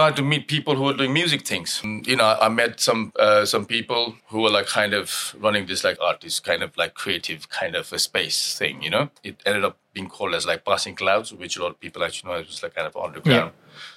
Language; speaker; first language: English; non-native, local second language; Nepali